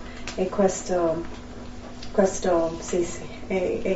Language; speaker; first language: Italian; non-native, fluent; English